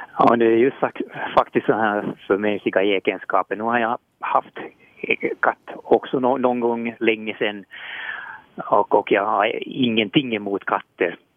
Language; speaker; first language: Swedish; native; Swedish